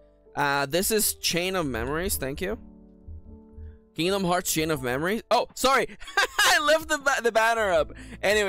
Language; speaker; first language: English; native; English